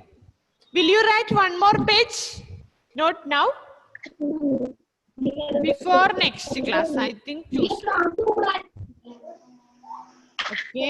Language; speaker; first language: English; non-native, fluent; Malayalam